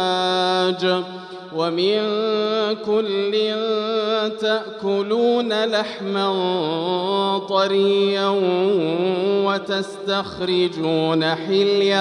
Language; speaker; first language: Arabic; native; Arabic